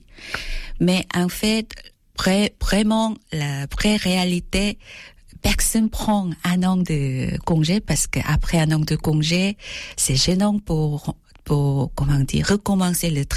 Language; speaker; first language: French; non-native, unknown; Korean